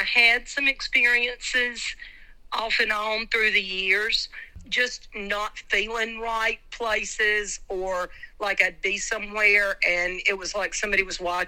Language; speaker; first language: English; native; English